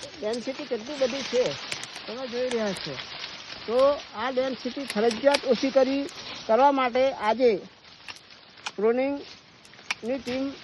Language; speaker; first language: Gujarati; native; Gujarati